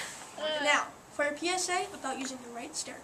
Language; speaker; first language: English; native; English